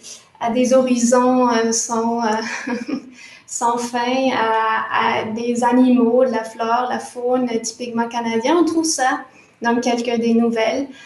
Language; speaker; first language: French; non-native, fluent; German